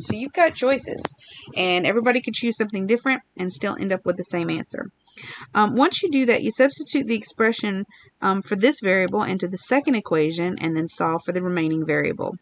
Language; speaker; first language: English; native; English